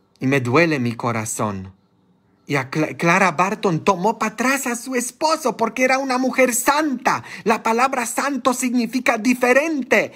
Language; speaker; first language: Spanish; non-native, fluent; Polish